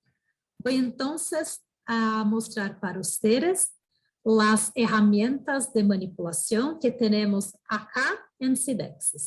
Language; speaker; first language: Spanish; non-native, fluent; Portuguese